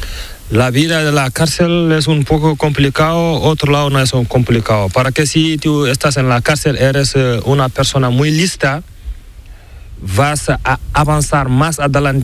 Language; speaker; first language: Spanish; non-native, learner; Fula